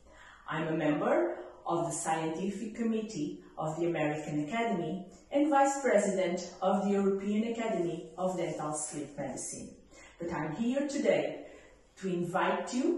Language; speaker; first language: English; non-native, fluent; Portuguese